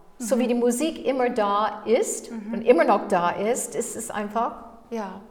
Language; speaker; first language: German; non-native, fluent; English